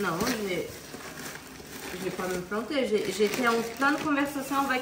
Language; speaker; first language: French; non-native, learner; Japanese